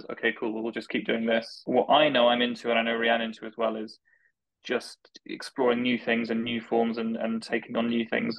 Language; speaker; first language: English; native; English